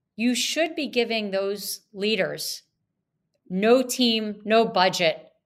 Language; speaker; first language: English; native; English